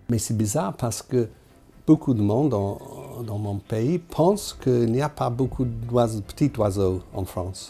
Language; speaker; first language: French; non-native, fluent; English